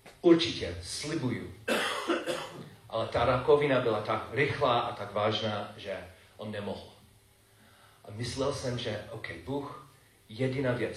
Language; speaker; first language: Czech; non-native, fluent; English